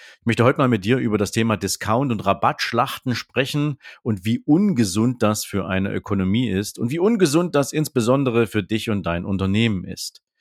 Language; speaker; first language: German; native; German